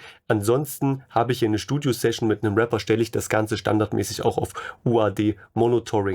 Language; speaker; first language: German; native; German